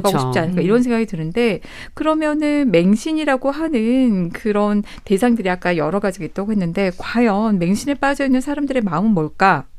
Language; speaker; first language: Korean; native; Korean